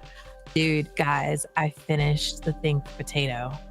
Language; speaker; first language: English; native; English